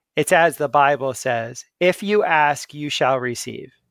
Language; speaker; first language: English; native; English